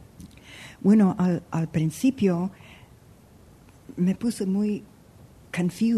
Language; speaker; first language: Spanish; early bilingual, heritage; Spanish